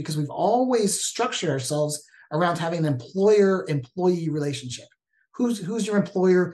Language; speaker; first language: English; native; English